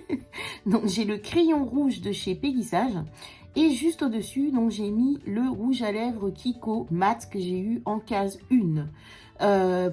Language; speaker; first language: French; native; French